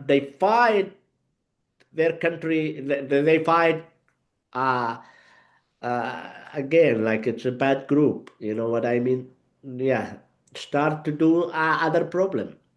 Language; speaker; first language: English; non-native, learner; Arabic